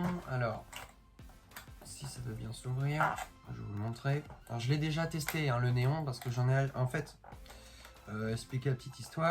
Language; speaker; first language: French; native; French